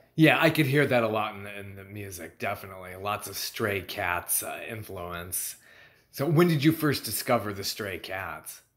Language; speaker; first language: English; native; English